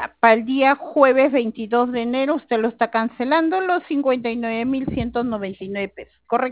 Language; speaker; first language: Spanish; native; Spanish